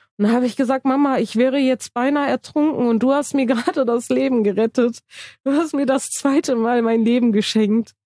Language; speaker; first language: German; early bilingual, other home language; Turkish